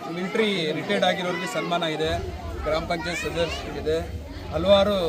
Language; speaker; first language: Kannada; native; Kannada